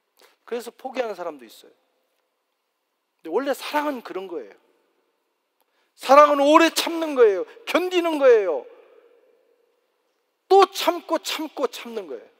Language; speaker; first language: Korean; native; Korean